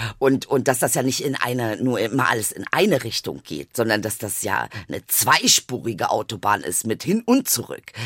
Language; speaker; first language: German; early bilingual, other home language; Turkish